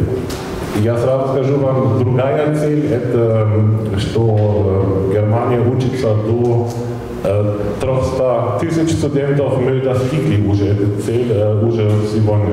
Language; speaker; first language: Russian; non-native, fluent; German